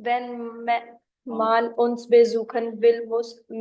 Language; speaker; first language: German; non-native, learner; Hindi